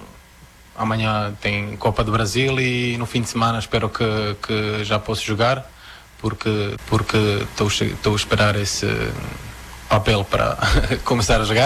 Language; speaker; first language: Portuguese; non-native, fluent; Croatian